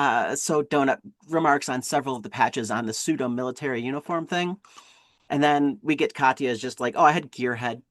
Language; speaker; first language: English; native; English